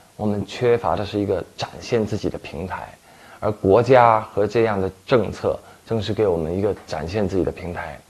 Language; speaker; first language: Chinese; non-native, local second language; Min Nan Chinese